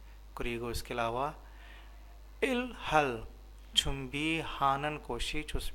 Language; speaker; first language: Korean; non-native, local second language; Hindi